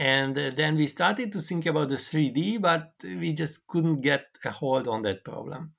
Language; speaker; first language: English; non-native, fluent; Hungarian